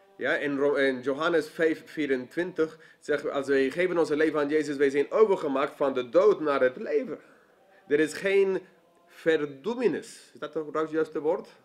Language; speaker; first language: Dutch; non-native, fluent; English